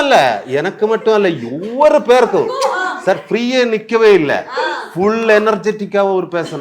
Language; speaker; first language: Tamil; non-native, learner; Malayalam